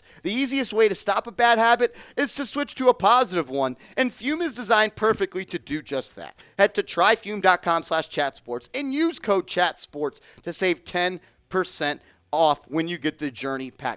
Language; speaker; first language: English; native; English